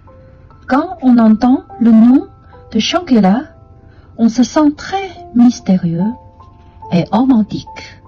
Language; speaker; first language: French; non-native, fluent; Chinese